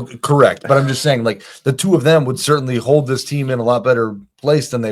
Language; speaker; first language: English; native; English